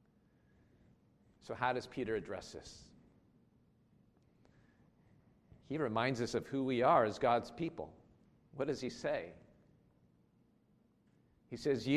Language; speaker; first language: English; native; English